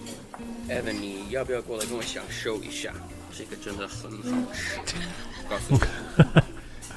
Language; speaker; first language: Chinese; non-native, fluent; English